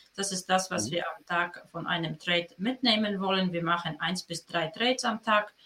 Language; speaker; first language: German; non-native, fluent; Polish